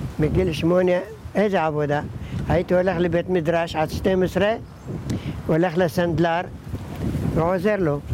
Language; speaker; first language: Hebrew; early bilingual, other home language; Arabic